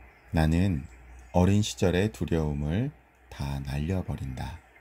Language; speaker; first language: Korean; native; Korean